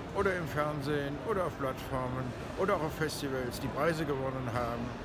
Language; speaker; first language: German; native; German